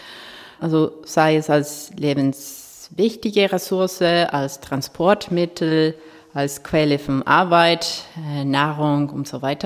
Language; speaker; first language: German; non-native, fluent; Spanish